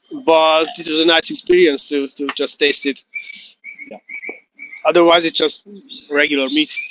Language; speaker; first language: English; non-native, fluent; Hungarian